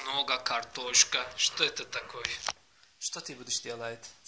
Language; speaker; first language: Russian; non-native, learner; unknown